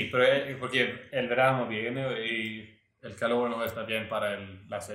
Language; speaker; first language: Spanish; non-native, learner; Swedish